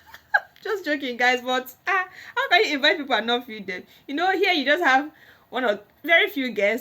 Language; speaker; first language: English; non-native, local second language; Igbo